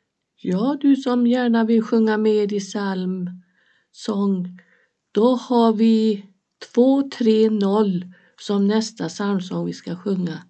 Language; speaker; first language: Swedish; native; Swedish